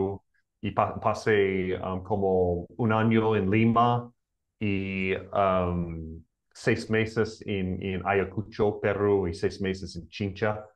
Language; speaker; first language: Spanish; non-native, learner; English